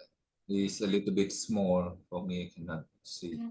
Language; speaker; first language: English; non-native, learner; Khmer